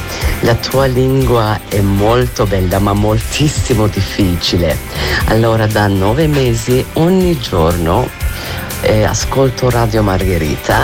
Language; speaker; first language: Italian; non-native, learner; Turkish